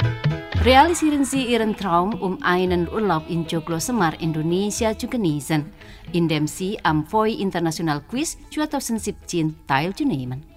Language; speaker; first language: German; non-native, fluent; Indonesian